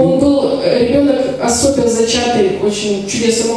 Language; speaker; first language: Russian; native; Russian